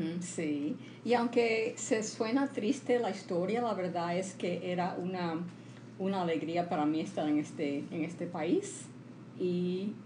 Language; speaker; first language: Spanish; early bilingual, heritage; Spanish